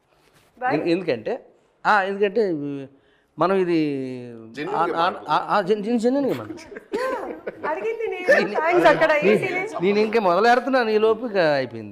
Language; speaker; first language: Telugu; native; Telugu